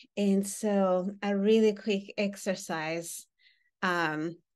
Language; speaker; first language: English; non-native, local second language; Kinyarwanda